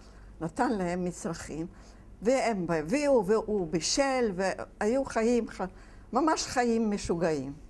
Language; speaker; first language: Hebrew; non-native, fluent; Yiddish